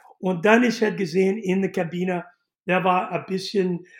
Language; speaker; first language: German; non-native, learner; English